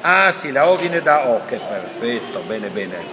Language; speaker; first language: Italian; native; Italian